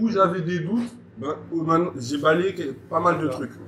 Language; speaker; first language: French; native; French